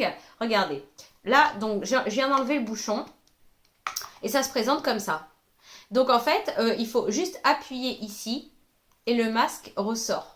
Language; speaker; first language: French; native; French